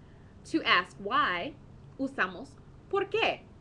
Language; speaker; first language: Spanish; non-native, fluent; English